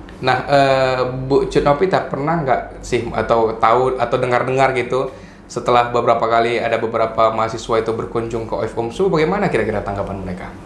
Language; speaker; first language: Indonesian; native; Indonesian